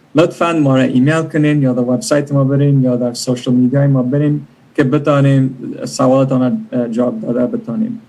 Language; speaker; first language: Persian; early bilingual, other home language; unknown